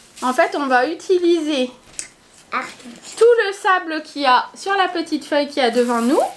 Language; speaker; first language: French; native; French